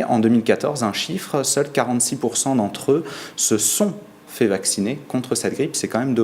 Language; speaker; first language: French; native; French